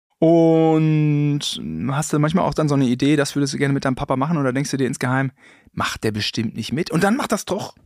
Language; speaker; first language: German; native; German